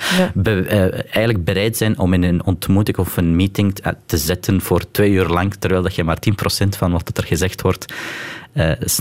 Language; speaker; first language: Dutch; non-native, local second language; Arabic